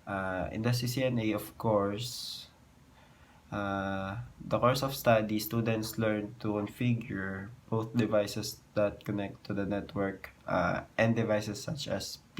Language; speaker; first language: English; non-native, local second language; Filipino